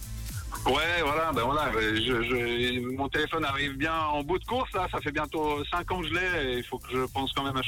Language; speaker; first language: French; native; French